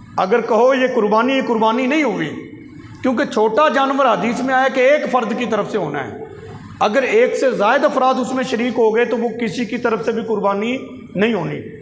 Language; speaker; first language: Urdu; non-native, local second language; Punjabi